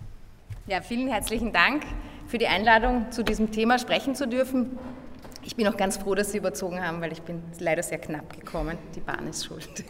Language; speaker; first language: German; native; German